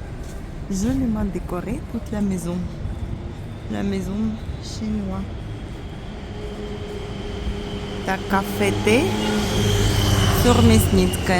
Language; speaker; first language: French; non-native, fluent; Russian